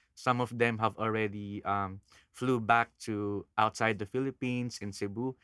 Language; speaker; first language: English; non-native, local second language; Filipino